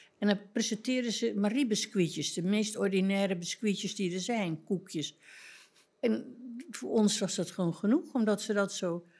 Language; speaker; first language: Dutch; native; Dutch